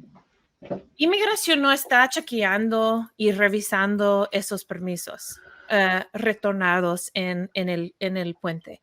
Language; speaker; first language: Spanish; non-native, fluent; English